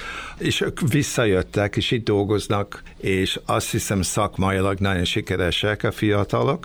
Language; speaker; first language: Hungarian; early bilingual, other home language; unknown